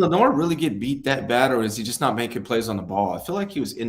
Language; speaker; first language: English; native; English